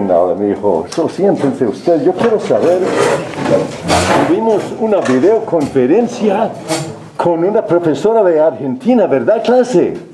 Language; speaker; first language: Spanish; non-native, fluent; English